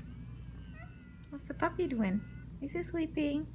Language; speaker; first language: English; non-native, learner; Indonesian